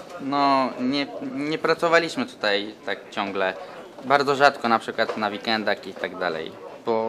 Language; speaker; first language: Polish; early bilingual, other home language; Turkish